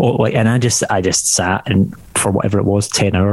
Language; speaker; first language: English; native; English